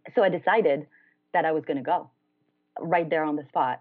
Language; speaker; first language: English; non-native, fluent; French